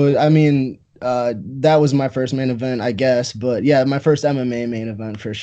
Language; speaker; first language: English; native; English